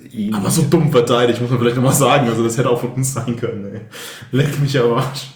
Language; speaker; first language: German; native; German